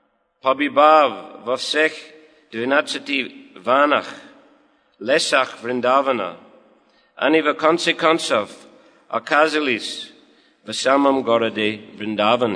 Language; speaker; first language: Russian; non-native, learner; English